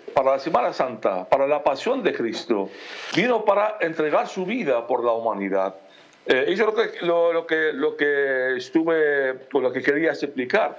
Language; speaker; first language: Spanish; non-native, fluent; Aramaic